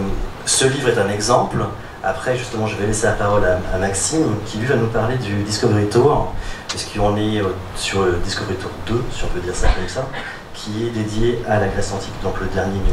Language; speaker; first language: French; native; French